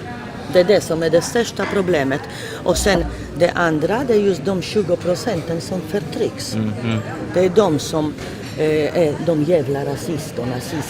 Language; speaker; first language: Swedish; non-native, fluent; Polish